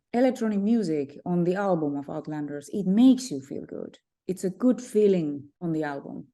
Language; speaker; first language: English; non-native, fluent; Finnish